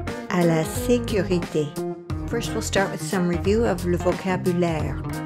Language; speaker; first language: English; native; English